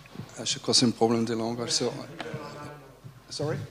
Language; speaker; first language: French; non-native, fluent; German